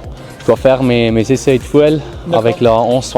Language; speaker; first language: French; non-native, fluent; German